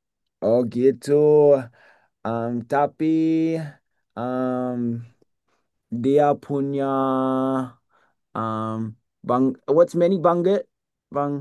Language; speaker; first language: Indonesian; non-native, learner; English